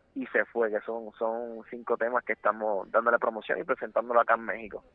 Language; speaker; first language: Spanish; native; Spanish